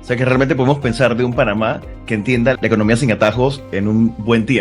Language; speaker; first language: Spanish; native; Spanish